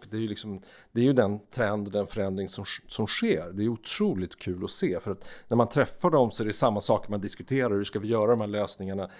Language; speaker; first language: Swedish; native; Swedish